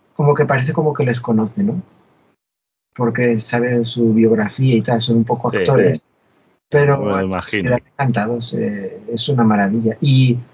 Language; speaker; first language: Spanish; native; Spanish